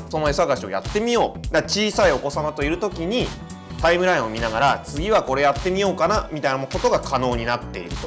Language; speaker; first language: Japanese; native; Japanese